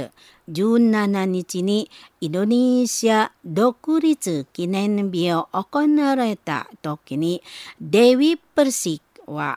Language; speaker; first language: Japanese; non-native, learner; Indonesian